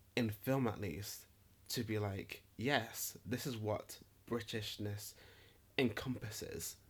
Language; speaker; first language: English; native; English